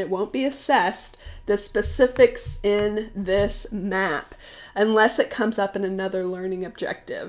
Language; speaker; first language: English; native; English